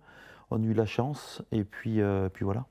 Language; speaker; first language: French; native; French